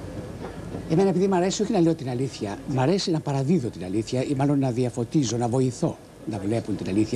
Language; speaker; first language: Greek; native; Greek